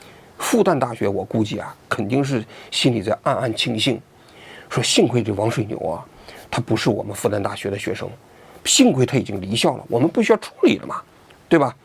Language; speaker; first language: Chinese; native; Chinese